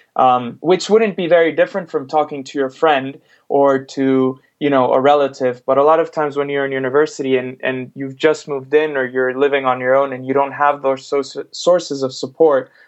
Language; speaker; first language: English; non-native, fluent; Spanish